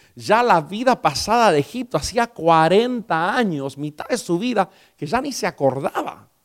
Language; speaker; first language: Spanish; early bilingual, heritage; Spanish